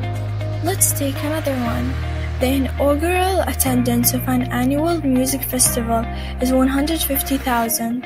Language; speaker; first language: English; non-native, fluent; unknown